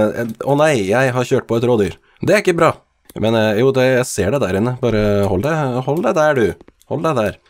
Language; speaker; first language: Norwegian; native; Norwegian